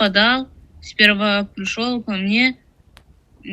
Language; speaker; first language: Russian; non-native, learner; Tajik